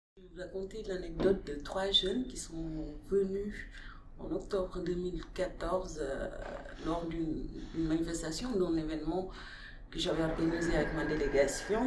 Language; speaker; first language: French; non-native, local second language; Wolof